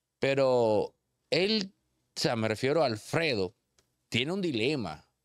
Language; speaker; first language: Spanish; native; Spanish